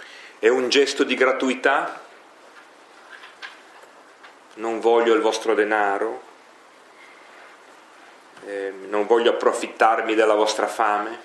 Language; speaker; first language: Italian; native; Italian